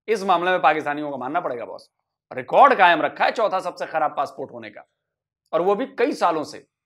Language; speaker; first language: Hindi; native; Hindi